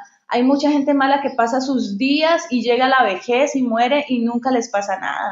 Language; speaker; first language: Spanish; native; Spanish